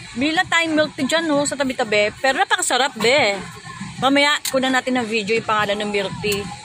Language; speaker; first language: Filipino; native; Filipino